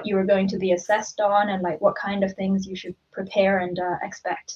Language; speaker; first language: English; non-native, local second language; Cantonese